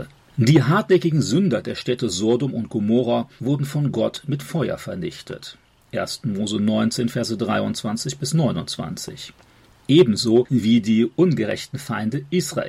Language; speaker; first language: German; native; German